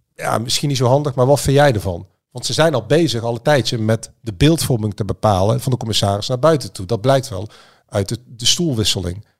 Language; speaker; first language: Dutch; native; Dutch